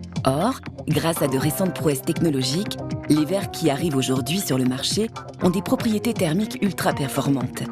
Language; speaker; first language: French; native; French